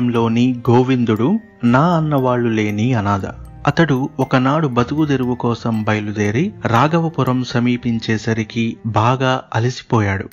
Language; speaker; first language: Telugu; native; Telugu